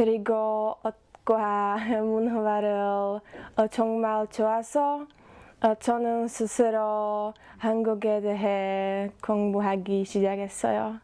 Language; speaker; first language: Korean; non-native, learner; Slovak